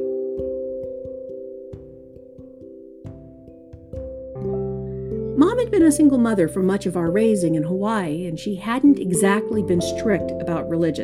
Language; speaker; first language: English; native; English